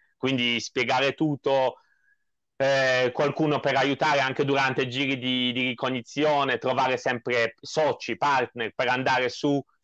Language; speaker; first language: Italian; non-native, fluent; Polish